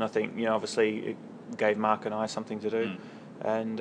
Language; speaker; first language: English; native; English